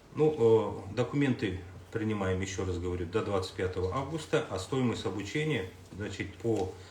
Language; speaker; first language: Russian; non-native, local second language; Kazakh